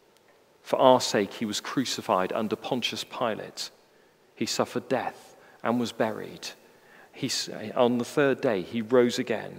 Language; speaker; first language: English; native; English